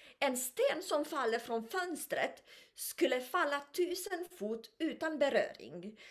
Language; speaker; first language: Swedish; non-native, fluent; Romanian